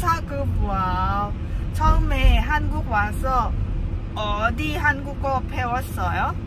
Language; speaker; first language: Korean; non-native, learner; Lao